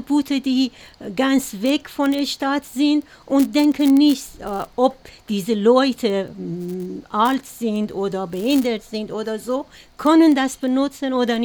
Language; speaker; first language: German; non-native, learner; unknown